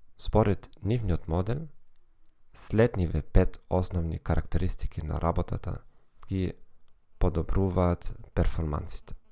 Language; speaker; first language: Macedonian; non-native, learner; German